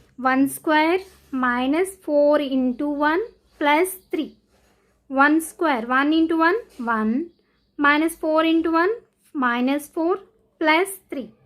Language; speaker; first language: English; non-native, local second language; Telugu